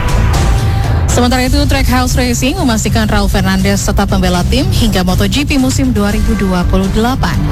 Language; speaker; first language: Indonesian; native; Indonesian